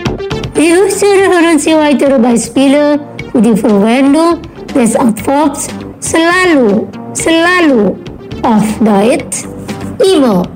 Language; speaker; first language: German; non-native, learner; Indonesian